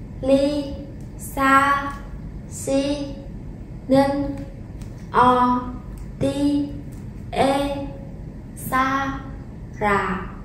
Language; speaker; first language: Korean; non-native, fluent; Vietnamese